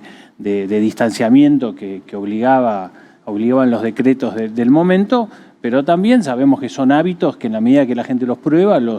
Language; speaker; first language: Spanish; native; Spanish